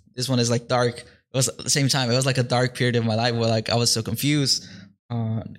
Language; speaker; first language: English; early bilingual, other home language; Spanish